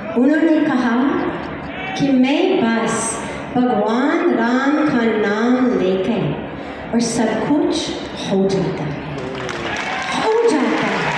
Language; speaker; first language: Hindi; non-native, fluent; English